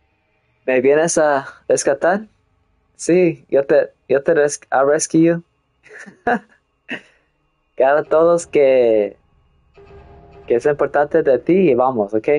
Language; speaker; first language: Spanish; non-native, learner; English